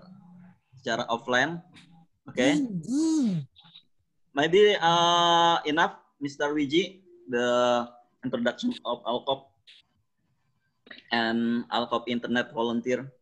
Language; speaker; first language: English; non-native, learner; Indonesian